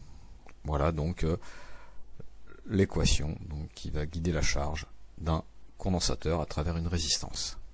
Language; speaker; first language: French; native; French